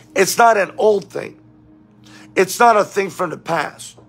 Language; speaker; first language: English; native; English